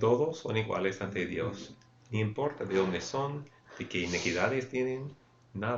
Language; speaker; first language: Spanish; non-native, fluent; English